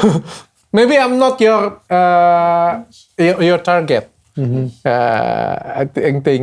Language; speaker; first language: English; non-native, learner; Indonesian